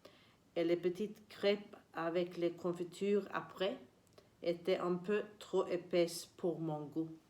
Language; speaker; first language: French; non-native, learner; Swedish